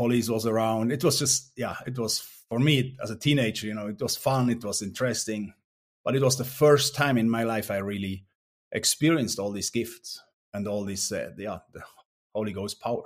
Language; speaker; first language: English; non-native, fluent; Swiss German